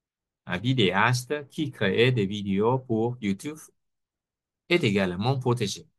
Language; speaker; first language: French; non-native, fluent; Vietnamese